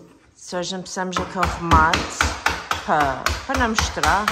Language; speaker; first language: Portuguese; non-native, local second language; English